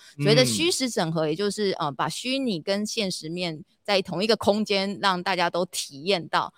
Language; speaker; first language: Chinese; native; Chinese